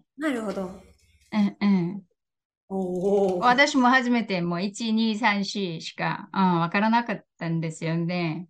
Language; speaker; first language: Japanese; non-native, fluent; Korean